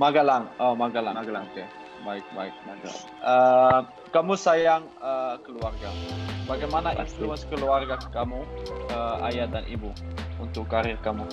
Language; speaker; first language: Indonesian; non-native, learner; Dutch